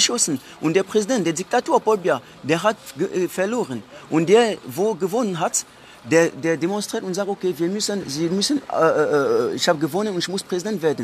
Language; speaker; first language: German; non-native, fluent; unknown